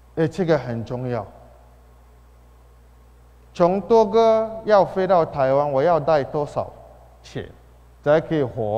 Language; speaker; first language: Chinese; non-native, fluent; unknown